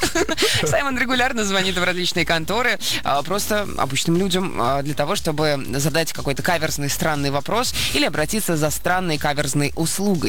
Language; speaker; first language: Russian; native; Russian